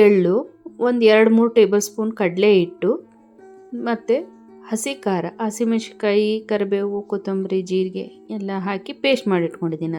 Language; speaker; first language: Kannada; native; Kannada